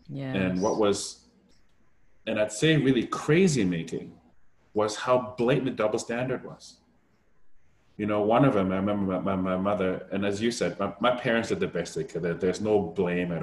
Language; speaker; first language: English; non-native, fluent; German